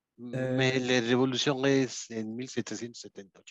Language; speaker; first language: French; non-native, learner; Spanish